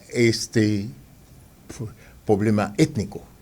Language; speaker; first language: Spanish; non-native, fluent; Haitian Creole